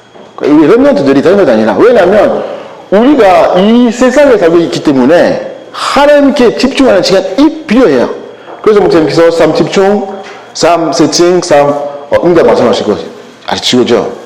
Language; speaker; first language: Korean; non-native, learner; French